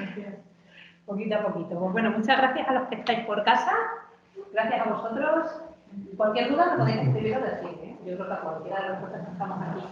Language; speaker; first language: Spanish; native; Spanish